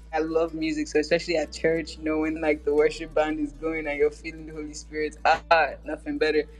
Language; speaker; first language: English; native; English